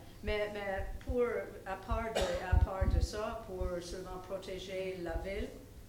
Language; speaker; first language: French; non-native, local second language; English